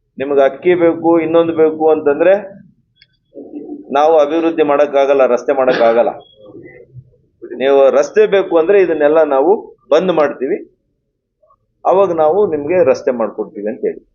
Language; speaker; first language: Kannada; native; Kannada